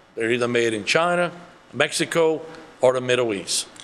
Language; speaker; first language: English; early bilingual, other home language; French